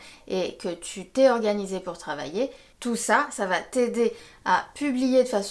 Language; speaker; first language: French; native; French